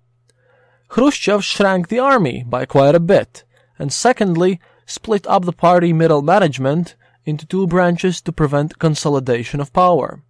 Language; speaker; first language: English; non-native, fluent; Latvian